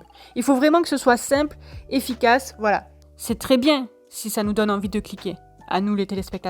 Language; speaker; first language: French; native; French